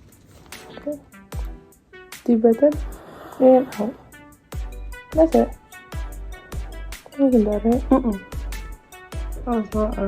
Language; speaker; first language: English; native; English